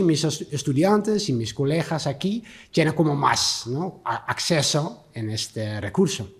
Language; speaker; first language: Spanish; non-native, learner; Dutch